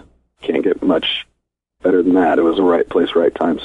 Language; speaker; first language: English; native; English